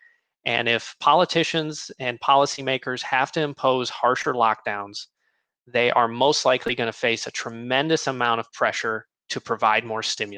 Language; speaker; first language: English; native; English